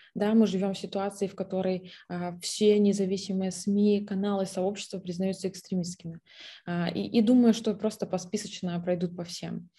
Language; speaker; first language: Russian; native; Russian